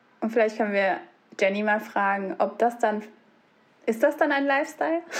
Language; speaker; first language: German; early bilingual, other home language; Turkish